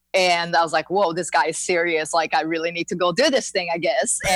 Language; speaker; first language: English; non-native, fluent; Portuguese